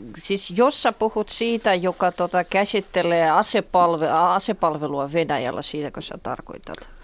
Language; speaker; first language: Finnish; non-native, fluent; Russian